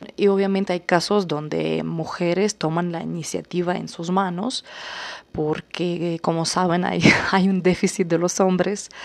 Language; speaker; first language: Spanish; non-native, fluent; Russian